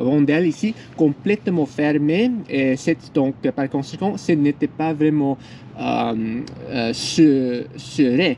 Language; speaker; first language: French; non-native, learner; English